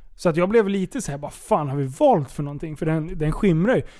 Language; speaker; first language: Swedish; native; Swedish